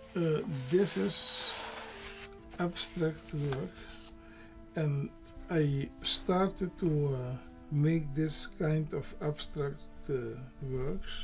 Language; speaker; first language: English; non-native, learner; Papiamento